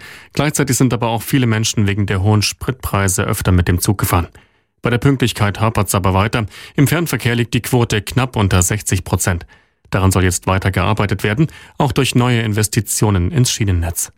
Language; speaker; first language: German; native; German